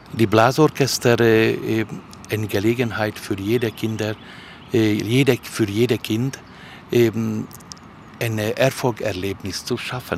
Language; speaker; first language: German; non-native, fluent; Hungarian